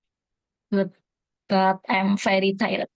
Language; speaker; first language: English; non-native, learner; Indonesian